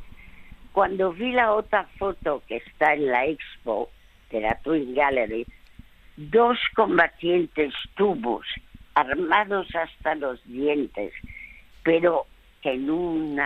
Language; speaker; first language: Spanish; early bilingual, other home language; French